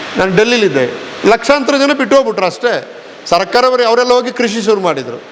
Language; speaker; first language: Kannada; native; Kannada